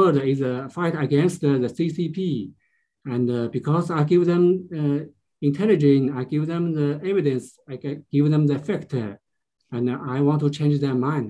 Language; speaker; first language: English; non-native, learner; Chinese